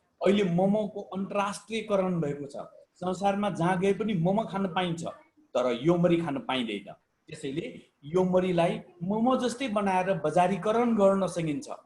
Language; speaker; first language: Nepali; non-native, local second language; Newari